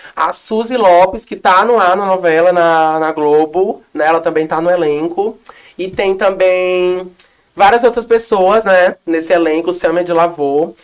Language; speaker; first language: Portuguese; native; Portuguese